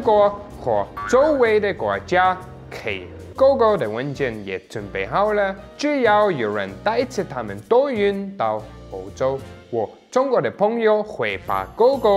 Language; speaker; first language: Chinese; non-native, fluent; German